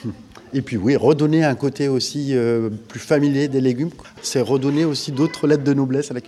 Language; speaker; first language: French; native; French